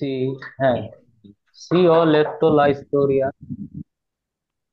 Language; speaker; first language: Italian; non-native, learner; Bangla